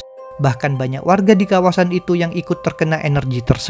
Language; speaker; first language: Indonesian; native; Indonesian